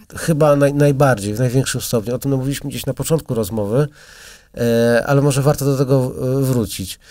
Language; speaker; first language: Polish; native; Polish